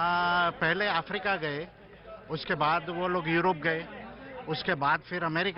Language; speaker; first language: Hindi; non-native, local second language; Gujarati